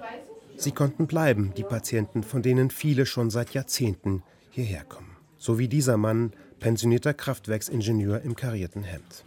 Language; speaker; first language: German; native; German